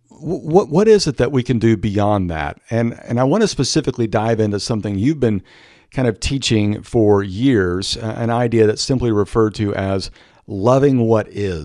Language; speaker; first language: English; native; English